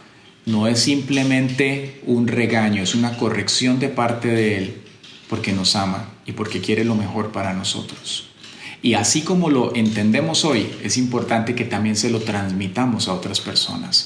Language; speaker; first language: Spanish; native; Spanish